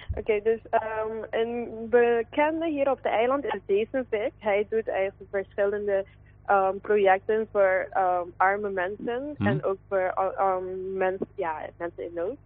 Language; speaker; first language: Dutch; non-native, local second language; Papiamento